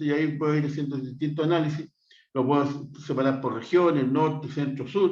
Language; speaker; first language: Spanish; native; Spanish